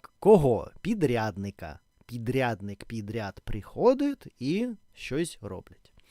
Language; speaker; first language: Ukrainian; non-native, local second language; Russian